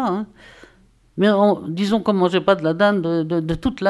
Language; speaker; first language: French; native; French